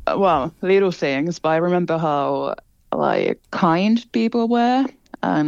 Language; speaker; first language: English; non-native, fluent; Finnish